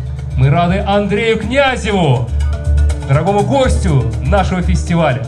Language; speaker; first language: Russian; native; Russian